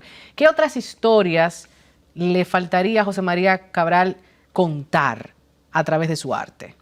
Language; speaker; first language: Spanish; native; Spanish